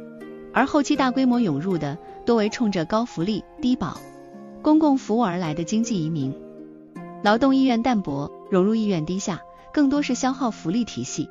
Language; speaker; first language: Chinese; native; Chinese